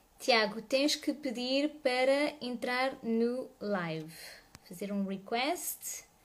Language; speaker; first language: Portuguese; early bilingual, heritage; Portuguese